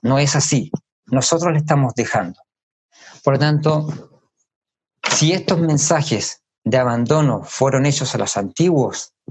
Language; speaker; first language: Spanish; native; Spanish